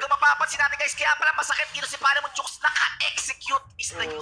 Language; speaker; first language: Filipino; native; Filipino